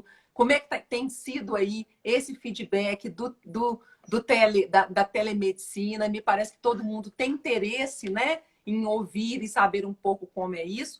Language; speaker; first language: Portuguese; native; Portuguese